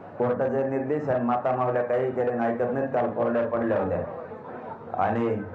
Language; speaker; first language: Marathi; native; Marathi